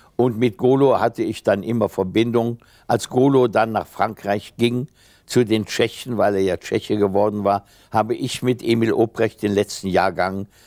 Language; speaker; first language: German; native; German